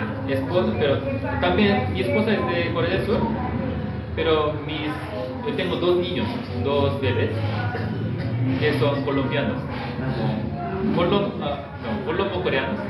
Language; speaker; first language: Spanish; non-native, fluent; Korean